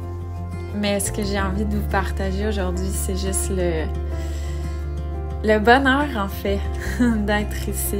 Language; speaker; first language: French; native; French